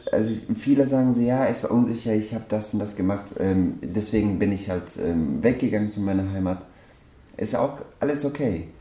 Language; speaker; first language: German; non-native, fluent; Persian